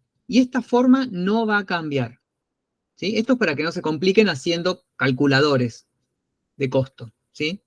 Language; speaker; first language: Spanish; native; Spanish